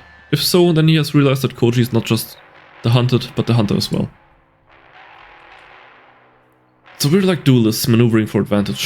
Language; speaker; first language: English; native; English